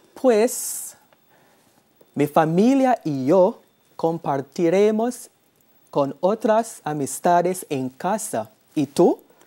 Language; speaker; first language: Spanish; non-native, fluent; English